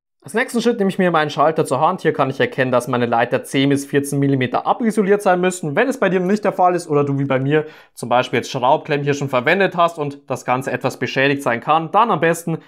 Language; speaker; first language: German; native; German